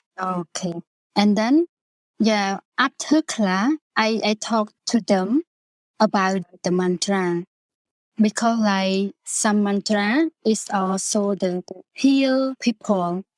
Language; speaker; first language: English; non-native, learner; Khmer